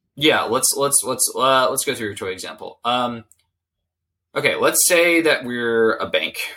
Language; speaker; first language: English; native; English